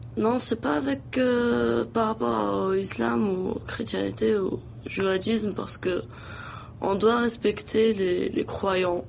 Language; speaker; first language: French; non-native, local second language; Arabic